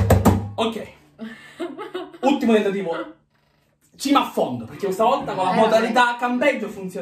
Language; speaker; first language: Italian; native; Italian